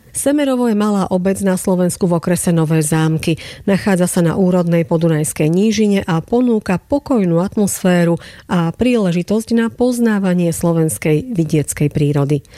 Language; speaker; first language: Slovak; native; Slovak